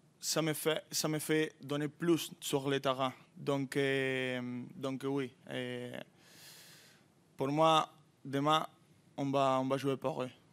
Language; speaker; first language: French; non-native, fluent; Spanish